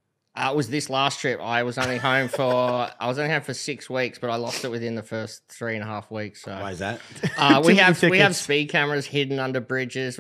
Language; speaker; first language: English; native; English